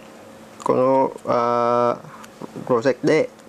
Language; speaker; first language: Japanese; non-native, learner; Vietnamese